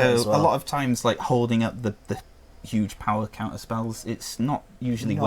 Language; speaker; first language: English; native; English